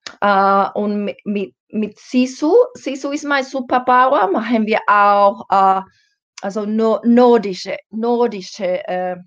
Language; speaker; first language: German; non-native, learner; Finnish